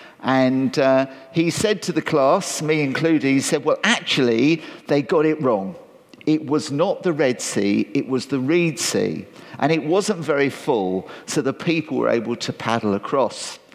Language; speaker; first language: English; native; English